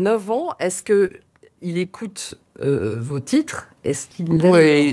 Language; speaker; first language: French; native; French